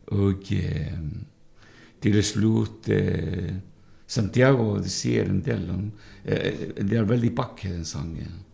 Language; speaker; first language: Norwegian; non-native, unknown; Spanish